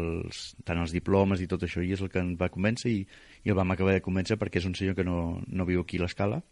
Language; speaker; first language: Catalan; native; Catalan